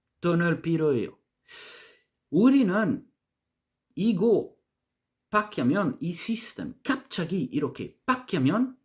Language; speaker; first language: Korean; non-native, learner; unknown